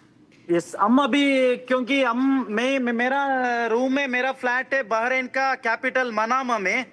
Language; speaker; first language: Hindi; non-native, local second language; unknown